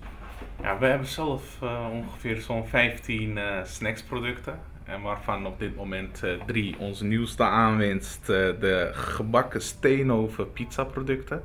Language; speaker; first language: Dutch; early bilingual, other home language; Turkish